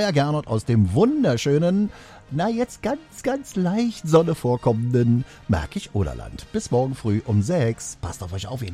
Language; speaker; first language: German; native; German